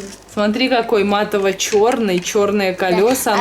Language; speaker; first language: Russian; native; Russian